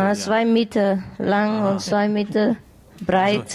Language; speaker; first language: German; non-native, learner; Vietnamese